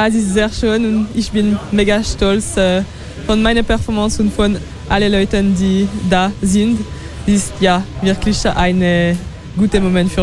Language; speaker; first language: German; non-native, local second language; French